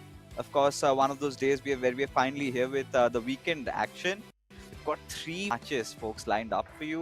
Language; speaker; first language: English; non-native, local second language; Hindi